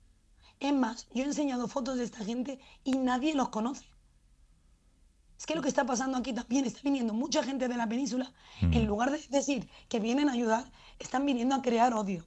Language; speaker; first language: Spanish; native; Spanish